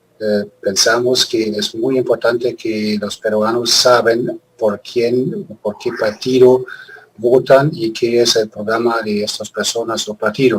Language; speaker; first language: Spanish; non-native, fluent; German